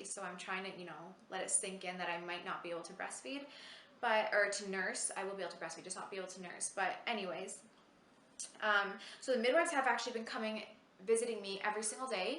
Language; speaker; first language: English; native; English